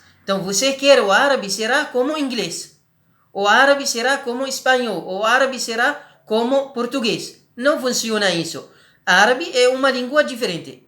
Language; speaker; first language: Portuguese; non-native, learner; Arabic